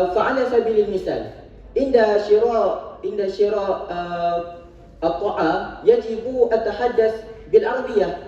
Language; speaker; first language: Arabic; non-native, learner; Malay